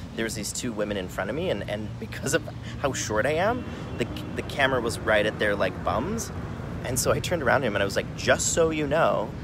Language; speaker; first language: English; native; English